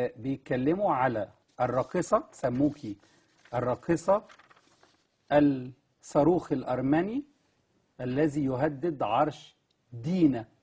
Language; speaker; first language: Egyptian Arabic; native; Egyptian Arabic